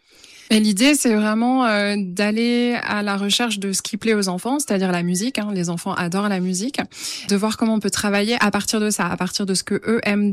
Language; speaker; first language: French; native; French